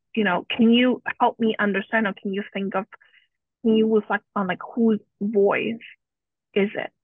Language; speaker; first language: English; native; English